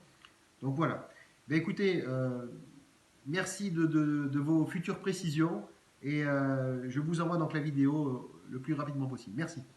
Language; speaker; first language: French; native; French